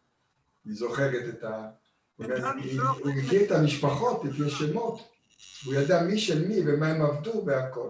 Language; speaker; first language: Hebrew; early bilingual, other home language; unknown